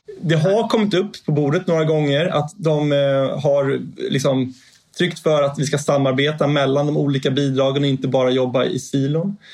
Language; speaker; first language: Swedish; native; Swedish